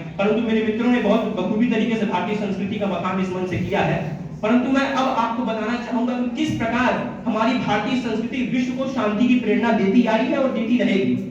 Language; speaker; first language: Hindi; native; Hindi